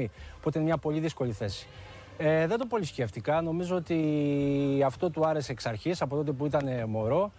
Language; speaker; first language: Greek; native; Greek